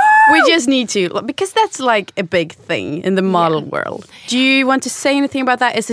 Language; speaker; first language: English; non-native, fluent; Swedish